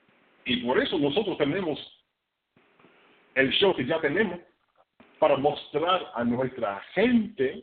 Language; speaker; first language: Spanish; non-native, fluent; English